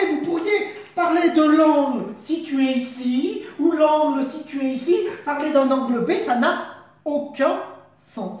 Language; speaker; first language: French; native; French